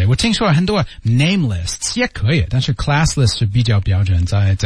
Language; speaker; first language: Chinese; non-native, learner; English